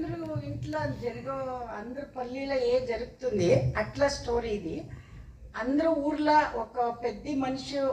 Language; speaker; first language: Telugu; non-native, learner; Kannada